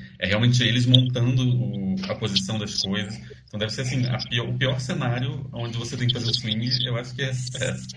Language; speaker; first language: Portuguese; native; Portuguese